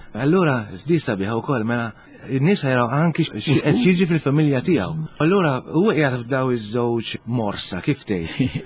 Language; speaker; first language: Maltese; early bilingual, heritage; Italian